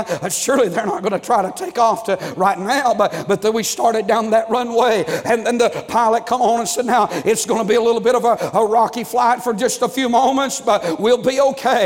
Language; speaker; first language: English; native; English